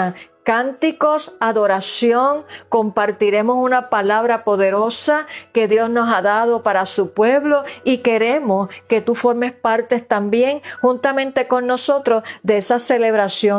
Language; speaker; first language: Spanish; native; Spanish